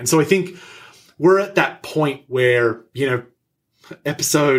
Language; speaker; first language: English; native; English